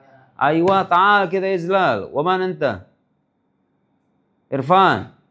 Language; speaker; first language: Arabic; non-native, fluent; Indonesian